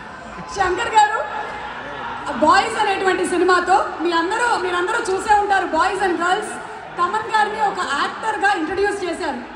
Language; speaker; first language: Telugu; native; Telugu